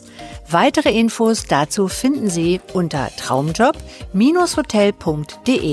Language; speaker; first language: German; native; German